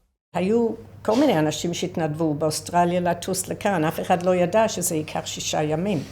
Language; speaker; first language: Hebrew; non-native, fluent; English